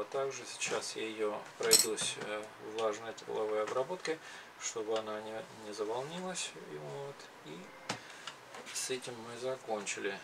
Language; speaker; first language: Russian; native; Russian